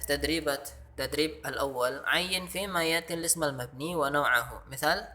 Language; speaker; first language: Arabic; non-native, fluent; Indonesian